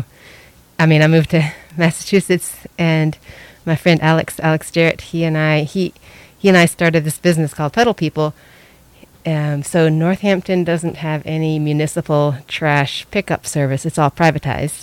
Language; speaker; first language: English; native; English